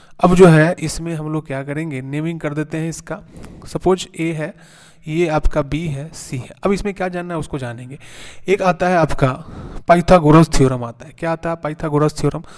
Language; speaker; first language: Hindi; native; Hindi